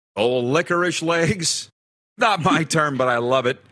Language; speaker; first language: English; native; English